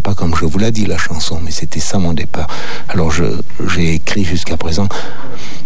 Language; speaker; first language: French; native; French